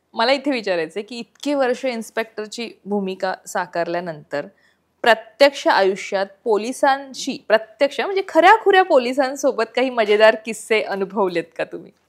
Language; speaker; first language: Marathi; native; Marathi